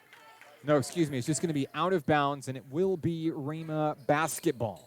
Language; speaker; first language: English; native; English